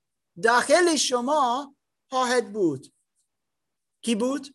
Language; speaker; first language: Persian; non-native, learner; German